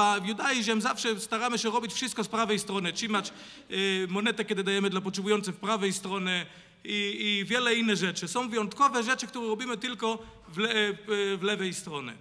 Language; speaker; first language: Polish; non-native, learner; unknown